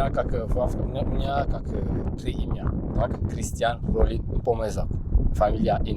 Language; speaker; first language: Russian; non-native, learner; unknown